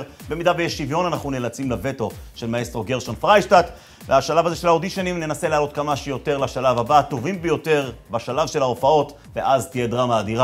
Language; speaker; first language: Hebrew; native; Hebrew